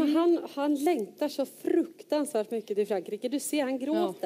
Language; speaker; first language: Swedish; native; Swedish